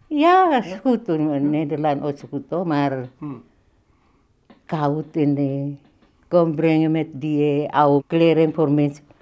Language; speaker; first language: Dutch; non-native, learner; Malay